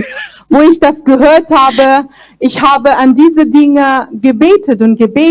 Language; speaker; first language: German; non-native, fluent; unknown